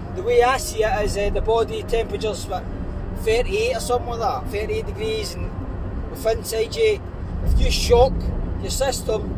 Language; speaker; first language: English; native; English